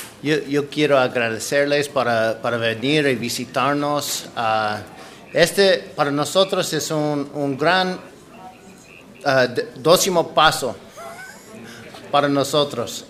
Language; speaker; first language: Spanish; non-native, learner; English